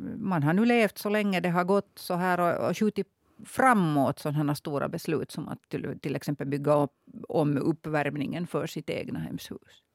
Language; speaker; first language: Swedish; native; Swedish